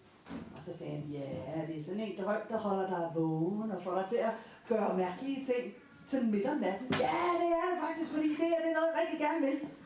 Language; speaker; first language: Danish; native; Danish